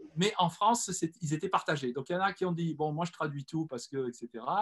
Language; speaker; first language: French; native; French